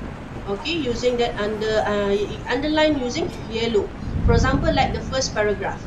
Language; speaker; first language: English; non-native, local second language; Malay